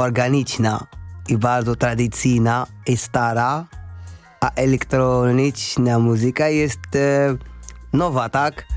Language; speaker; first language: Polish; non-native, learner; Arabic